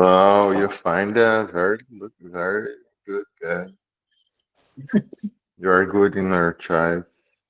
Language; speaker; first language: English; non-native, learner; Portuguese